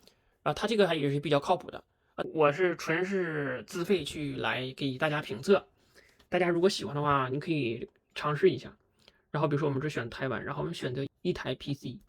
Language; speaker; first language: Chinese; native; Chinese